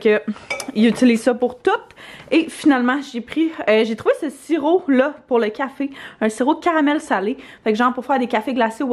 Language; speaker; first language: French; native; French